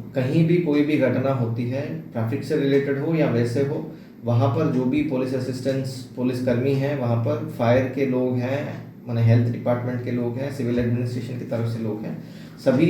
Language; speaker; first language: Hindi; non-native, local second language; Bangla